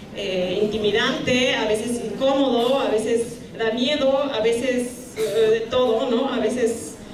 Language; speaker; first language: Spanish; non-native, fluent; German